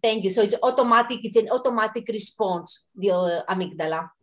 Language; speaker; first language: English; non-native, fluent; Greek